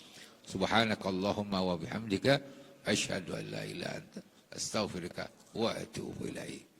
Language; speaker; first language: Arabic; non-native, fluent; Indonesian